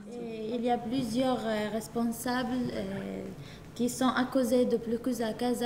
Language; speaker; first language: French; non-native, fluent; Arabic